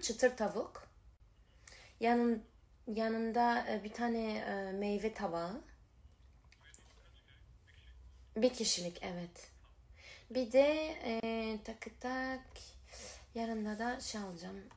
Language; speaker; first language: Turkish; early bilingual, heritage; Turkish